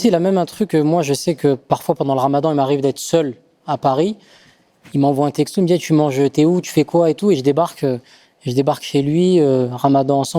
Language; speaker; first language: French; native; French